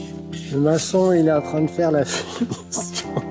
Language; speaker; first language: French; native; French